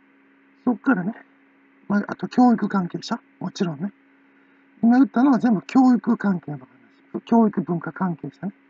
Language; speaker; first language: Japanese; native; Japanese